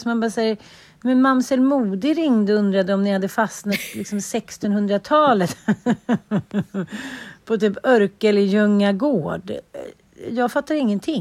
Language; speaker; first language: Swedish; native; Swedish